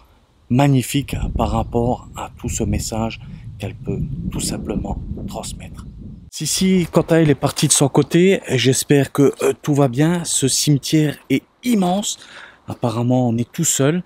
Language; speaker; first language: French; native; French